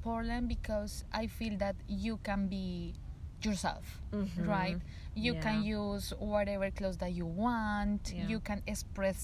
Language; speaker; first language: English; non-native, learner; Spanish